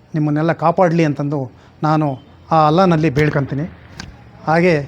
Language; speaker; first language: Kannada; native; Kannada